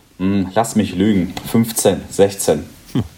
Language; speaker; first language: German; native; German